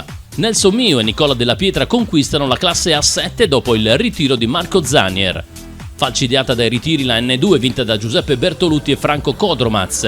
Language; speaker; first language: Italian; native; Italian